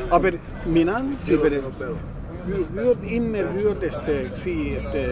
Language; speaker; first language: German; early bilingual, heritage; German